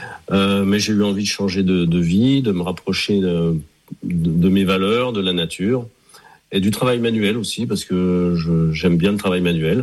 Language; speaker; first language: French; native; French